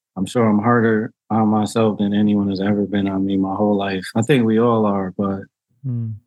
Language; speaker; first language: English; native; English